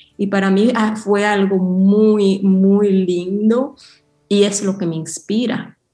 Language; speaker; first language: Spanish; early bilingual, heritage; Spanish